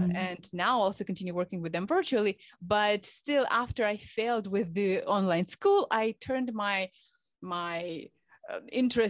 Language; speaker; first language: English; non-native, fluent; Ukrainian